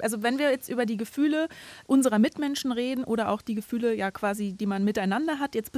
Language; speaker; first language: German; native; German